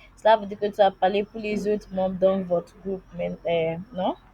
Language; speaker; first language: French; non-native, learner; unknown